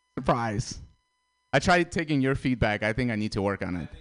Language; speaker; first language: English; early bilingual, other home language; Russian